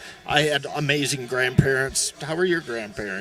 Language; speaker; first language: English; native; English